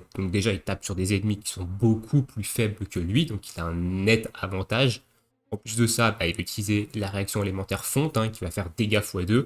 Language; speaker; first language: French; native; French